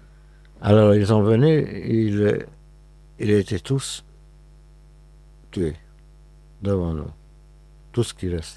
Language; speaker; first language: French; non-native, fluent; Hungarian